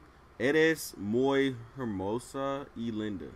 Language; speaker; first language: Spanish; non-native, learner; English